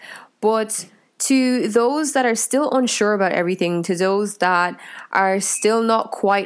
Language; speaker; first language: English; native; English